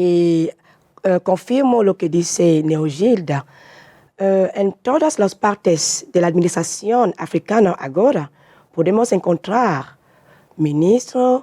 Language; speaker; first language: Portuguese; non-native, learner; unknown